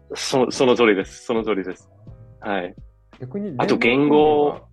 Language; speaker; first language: Japanese; non-native, fluent; Danish